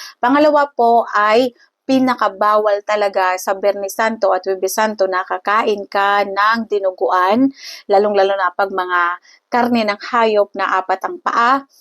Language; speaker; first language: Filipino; non-native, local second language; Cebuano